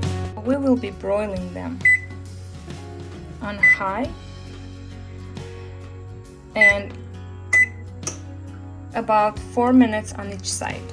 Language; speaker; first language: English; non-native, fluent; Russian